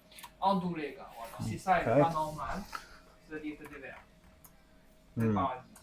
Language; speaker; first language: French; non-native, learner; Chinese